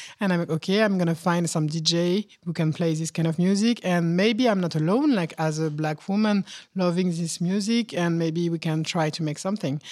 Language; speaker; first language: English; non-native, learner; French